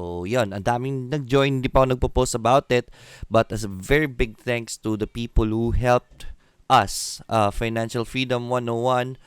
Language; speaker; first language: Filipino; native; Filipino